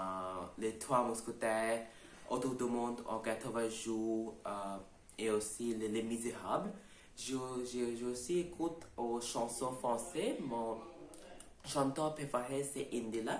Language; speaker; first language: French; non-native, learner; Bangla